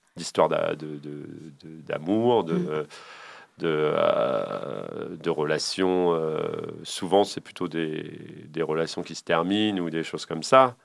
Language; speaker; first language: French; native; French